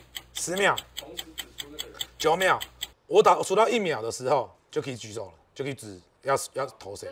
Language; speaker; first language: Chinese; native; Chinese